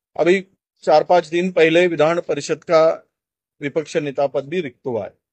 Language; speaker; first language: Hindi; non-native, local second language; Marathi